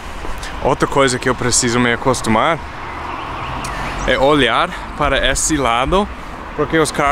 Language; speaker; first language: Portuguese; non-native, fluent; English